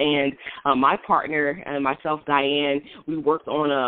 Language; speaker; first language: English; native; English